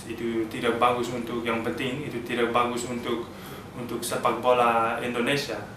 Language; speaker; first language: Indonesian; early bilingual, heritage; Dutch